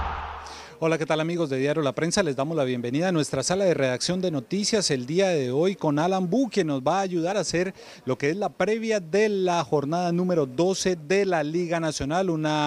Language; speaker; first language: Spanish; native; Spanish